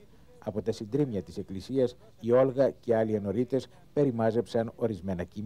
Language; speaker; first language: Greek; native; Greek